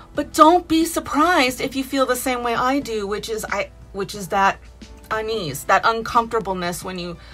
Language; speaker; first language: English; native; English